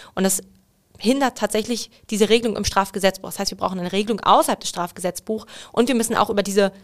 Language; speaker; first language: German; native; German